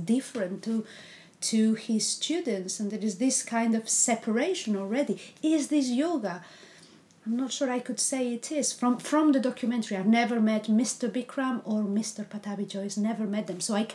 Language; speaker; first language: English; non-native, fluent; Spanish